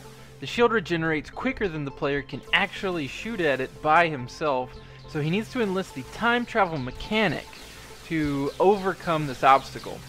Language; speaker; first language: English; native; English